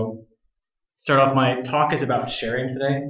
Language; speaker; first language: English; native; English